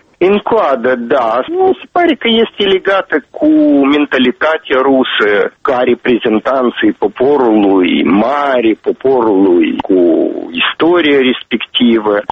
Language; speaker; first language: Romanian; non-native, local second language; Russian